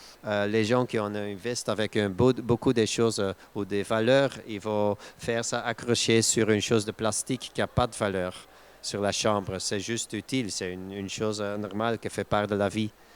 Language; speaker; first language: French; non-native, local second language; Dutch